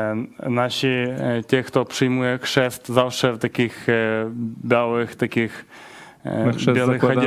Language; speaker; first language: Polish; non-native, learner; Russian